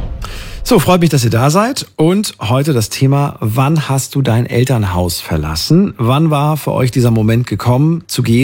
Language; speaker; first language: German; native; German